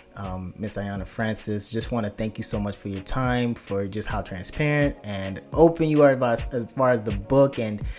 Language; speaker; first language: English; early bilingual, other home language; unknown